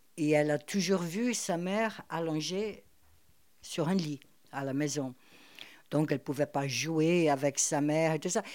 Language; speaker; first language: French; non-native, fluent; Portuguese